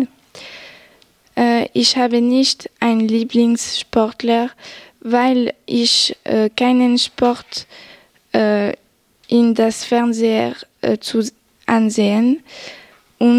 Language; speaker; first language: German; non-native, local second language; French